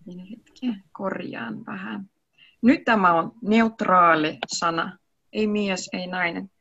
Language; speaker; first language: Finnish; non-native, learner; Russian